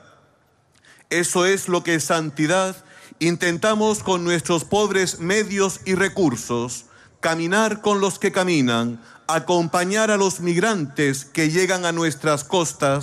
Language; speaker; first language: Spanish; native; Spanish